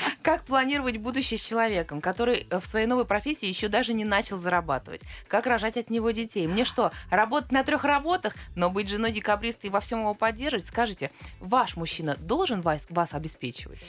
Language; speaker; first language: Russian; native; Russian